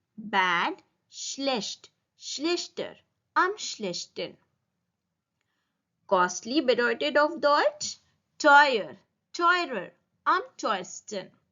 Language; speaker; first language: German; non-native, learner; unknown